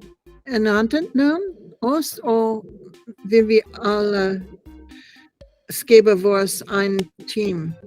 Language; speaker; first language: Danish; non-native, learner; English